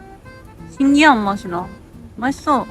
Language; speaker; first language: Korean; non-native, fluent; Japanese